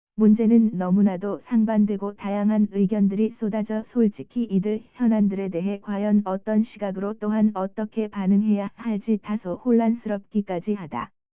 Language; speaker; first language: Korean; native; Korean